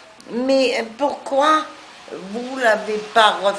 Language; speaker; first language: French; non-native, fluent; German